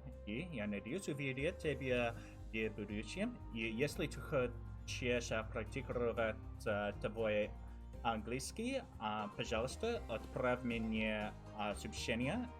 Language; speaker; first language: Russian; non-native, learner; English